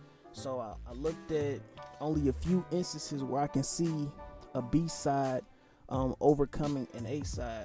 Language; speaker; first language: English; native; English